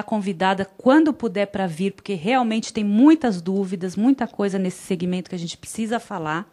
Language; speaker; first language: Portuguese; native; Portuguese